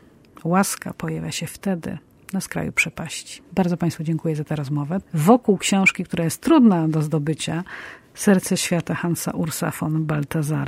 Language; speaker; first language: Polish; native; Polish